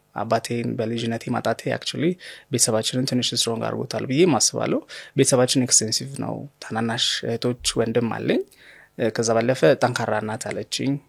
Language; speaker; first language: Amharic; native; Amharic